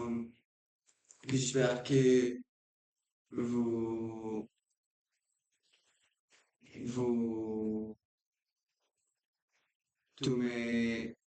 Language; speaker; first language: French; non-native, learner; Portuguese